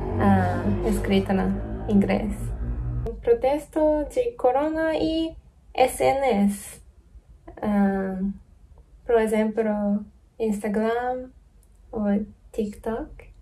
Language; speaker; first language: Portuguese; non-native, learner; Japanese